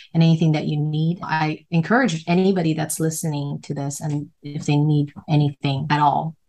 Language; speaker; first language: English; non-native, local second language; Cantonese